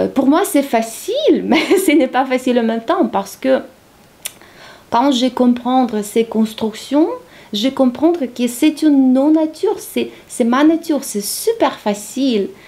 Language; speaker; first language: French; non-native, learner; Ukrainian